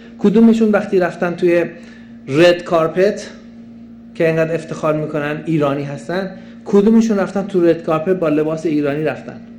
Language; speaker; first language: Persian; native; Persian